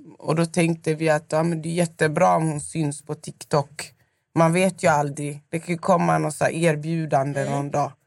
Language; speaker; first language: Swedish; native; Swedish